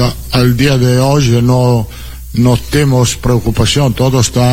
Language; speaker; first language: Portuguese; non-native, learner; Italian